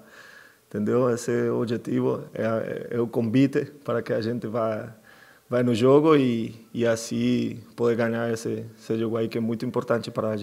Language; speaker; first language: Portuguese; non-native, fluent; Spanish